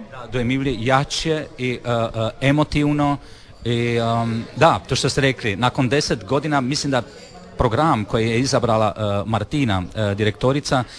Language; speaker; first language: Croatian; non-native, fluent; Romanian